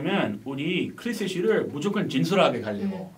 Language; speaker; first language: Korean; non-native, fluent; English